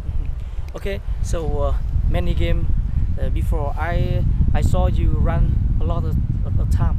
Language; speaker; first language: English; non-native, learner; Vietnamese